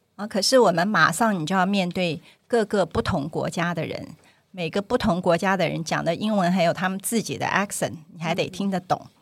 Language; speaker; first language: Chinese; native; Chinese